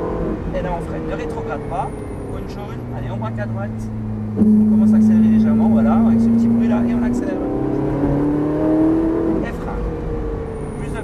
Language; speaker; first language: French; native; French